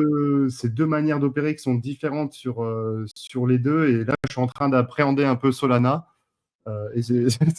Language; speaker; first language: French; native; French